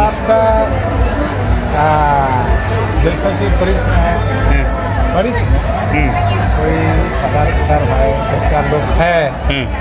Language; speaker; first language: Hindi; non-native, local second language; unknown